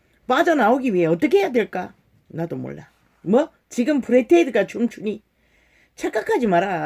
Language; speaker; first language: Korean; native; Korean